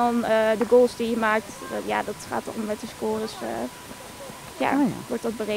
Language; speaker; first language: Dutch; native; Dutch